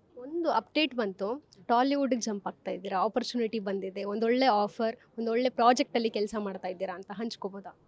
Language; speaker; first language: Kannada; native; Kannada